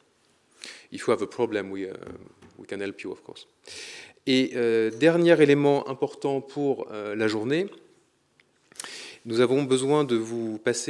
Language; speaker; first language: French; native; French